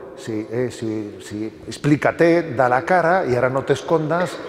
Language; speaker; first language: Spanish; native; Spanish